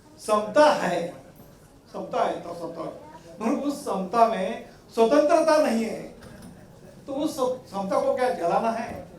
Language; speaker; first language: Hindi; non-native, local second language; Marathi